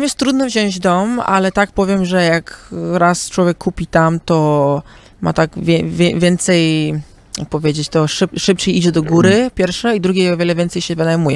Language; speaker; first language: Polish; early bilingual, heritage; Polish